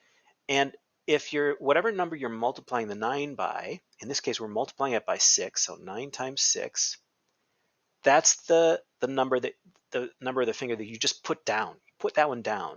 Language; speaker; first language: English; native; English